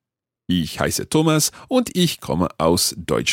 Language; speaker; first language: German; non-native, learner; English